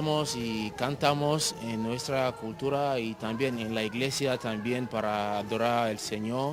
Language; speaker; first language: Spanish; non-native, learner; Yoruba